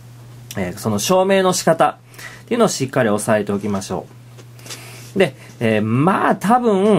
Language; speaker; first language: Japanese; native; Japanese